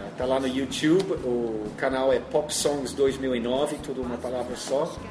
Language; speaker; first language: Portuguese; non-native, fluent; English